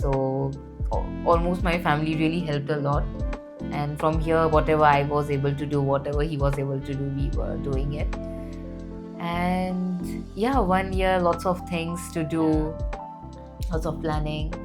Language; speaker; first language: English; non-native, local second language; Hindi